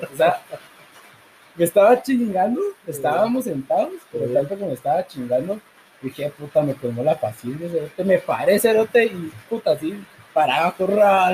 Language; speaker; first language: Spanish; native; Spanish